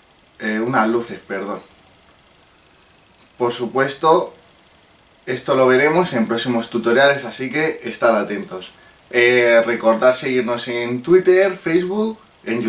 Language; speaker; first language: Spanish; native; Spanish